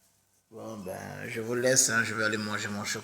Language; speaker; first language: French; native; French